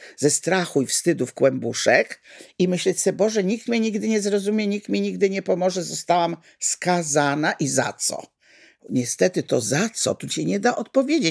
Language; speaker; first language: Polish; native; Polish